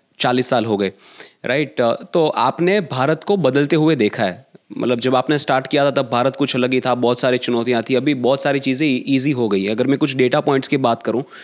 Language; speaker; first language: Hindi; non-native, local second language; Gujarati